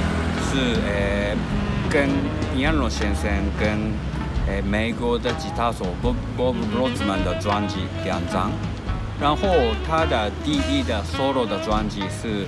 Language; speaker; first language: Chinese; non-native, learner; Japanese